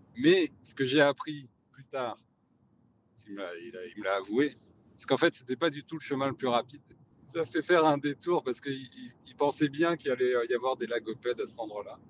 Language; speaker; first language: French; native; French